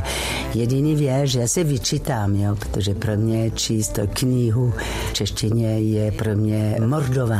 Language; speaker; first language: Czech; non-native, fluent; French